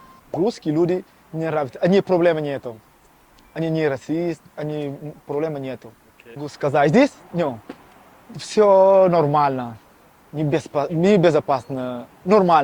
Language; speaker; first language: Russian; non-native, learner; Romanian